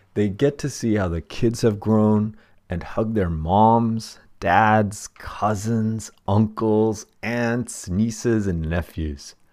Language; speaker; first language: English; native; English